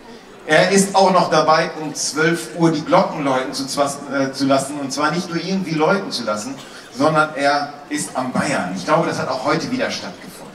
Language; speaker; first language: German; native; German